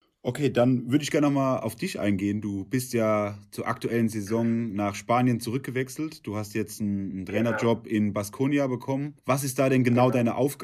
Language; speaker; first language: German; native; German